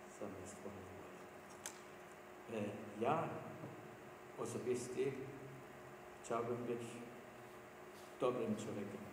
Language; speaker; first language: Polish; non-native, learner; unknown